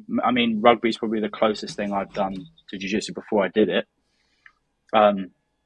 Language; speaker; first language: English; native; English